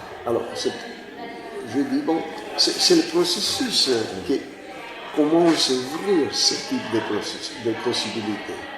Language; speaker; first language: French; non-native, fluent; Spanish